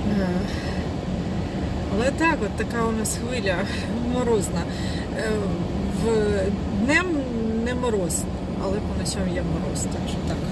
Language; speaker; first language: Ukrainian; non-native, local second language; Russian